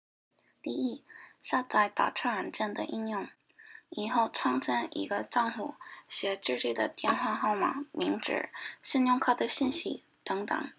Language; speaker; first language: Chinese; non-native, learner; English